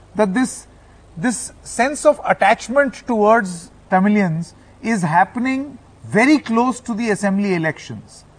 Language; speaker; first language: English; non-native, local second language; Hindi